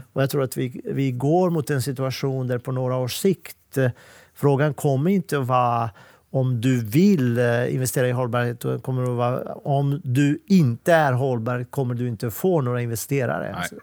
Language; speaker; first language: Swedish; non-native, fluent; Serbian